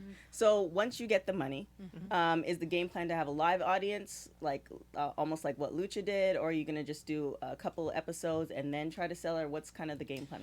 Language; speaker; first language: English; native; English